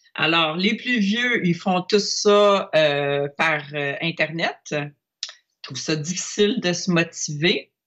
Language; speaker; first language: French; native; French